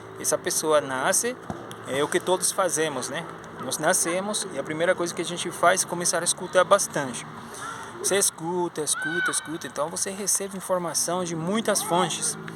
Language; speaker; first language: Portuguese; non-native, fluent; Spanish